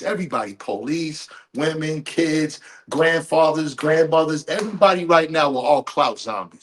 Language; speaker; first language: English; native; English